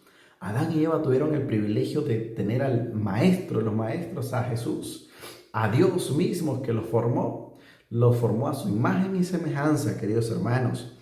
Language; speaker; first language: Spanish; native; Spanish